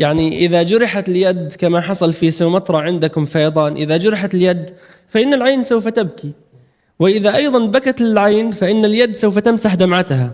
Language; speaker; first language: Arabic; native; Arabic